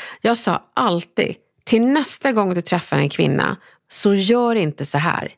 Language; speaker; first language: Swedish; native; Swedish